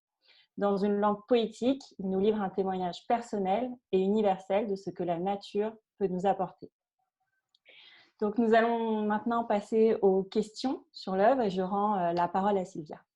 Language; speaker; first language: French; native; French